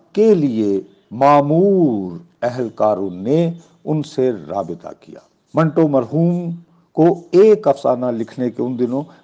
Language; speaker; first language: Urdu; non-native, local second language; Punjabi